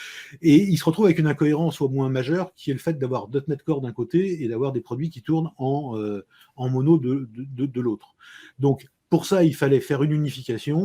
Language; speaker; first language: French; native; French